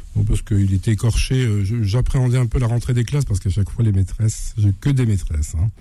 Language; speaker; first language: French; native; French